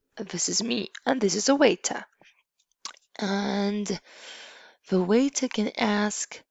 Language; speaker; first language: English; non-native, fluent; Polish